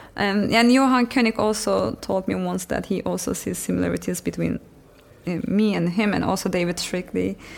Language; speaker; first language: English; non-native, fluent; Turkish